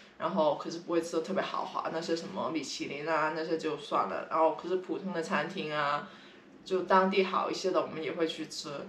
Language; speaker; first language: Chinese; non-native, local second language; Cantonese